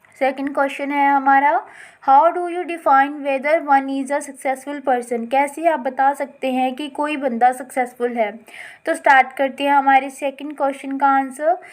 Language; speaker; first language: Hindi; non-native, local second language; Punjabi